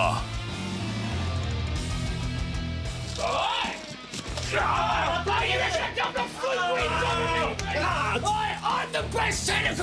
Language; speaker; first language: Japanese; native; Japanese